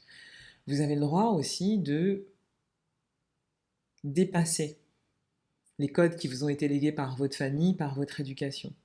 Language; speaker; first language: French; native; French